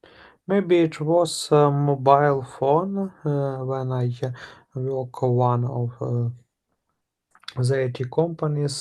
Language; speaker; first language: English; non-native, learner; Russian